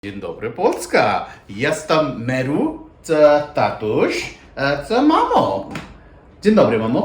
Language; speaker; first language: Polish; non-native, learner; Hindi